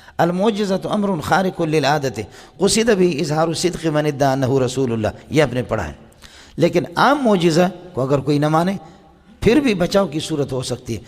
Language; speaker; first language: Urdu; non-native, local second language; Baluchi